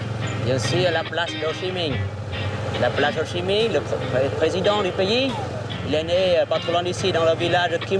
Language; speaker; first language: French; non-native, fluent; Vietnamese